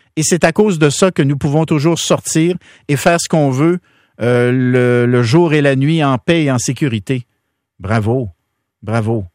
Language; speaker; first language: French; native; French